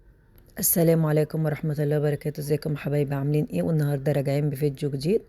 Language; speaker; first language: Arabic; native; Arabic